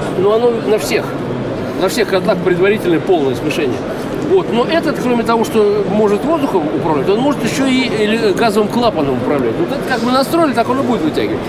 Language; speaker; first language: Russian; native; Russian